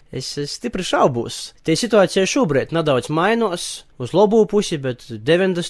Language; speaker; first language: Latvian; native; Latvian